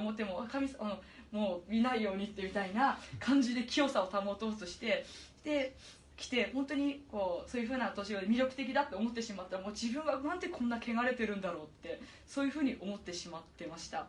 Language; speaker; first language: Japanese; native; Japanese